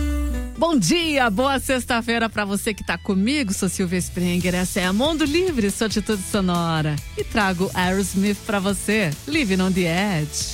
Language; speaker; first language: Portuguese; native; Portuguese